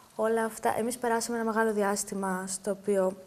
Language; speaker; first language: Greek; native; Greek